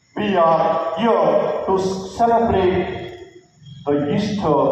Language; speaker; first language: English; non-native, local second language; Kannada